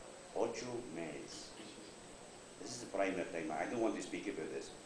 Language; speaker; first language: English; non-native, learner; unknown